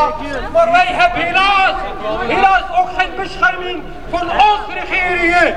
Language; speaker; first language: Dutch; non-native, fluent; Arabic